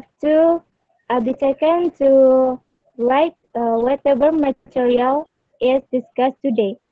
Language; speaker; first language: English; non-native, learner; Indonesian